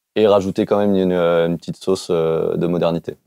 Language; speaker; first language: French; native; French